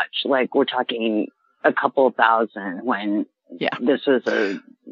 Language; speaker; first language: English; native; English